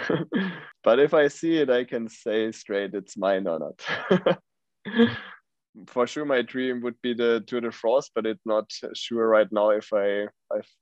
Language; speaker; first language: English; non-native, fluent; German